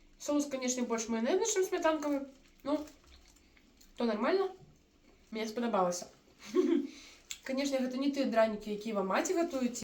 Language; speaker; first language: Belarusian; non-native, local second language; Russian